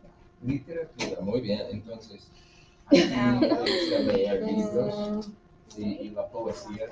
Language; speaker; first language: Spanish; non-native, learner; English